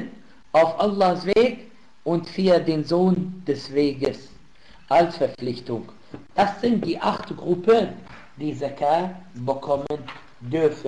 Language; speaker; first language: German; non-native, fluent; Arabic